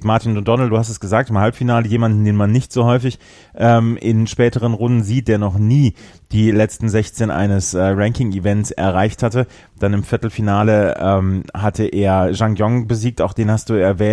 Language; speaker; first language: German; native; German